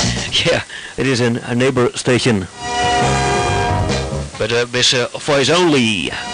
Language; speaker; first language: English; non-native, fluent; Dutch